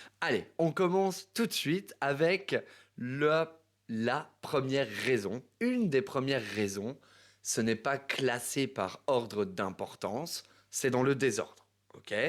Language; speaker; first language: French; native; French